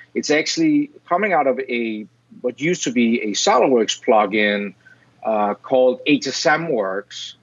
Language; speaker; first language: English; non-native, fluent; Danish